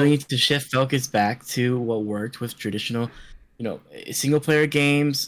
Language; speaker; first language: English; native; English